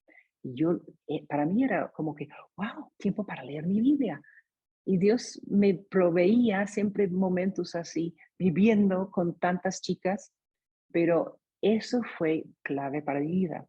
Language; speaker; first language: Spanish; non-native, fluent; English